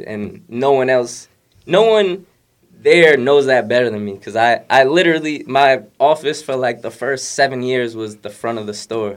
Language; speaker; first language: English; native; English